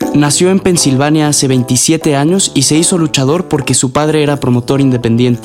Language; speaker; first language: Spanish; native; Spanish